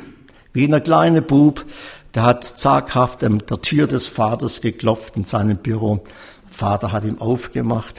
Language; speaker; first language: German; native; German